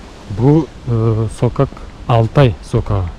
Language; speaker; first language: Turkish; non-native, learner; Bashkir